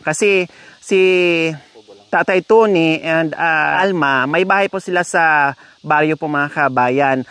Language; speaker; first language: Filipino; non-native, local second language; Cebuano